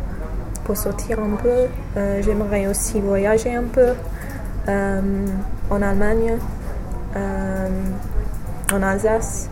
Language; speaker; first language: French; non-native, fluent; English